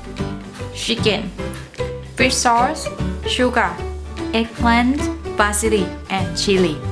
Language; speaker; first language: English; non-native, learner; Thai